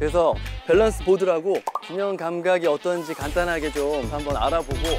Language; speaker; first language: Korean; native; Korean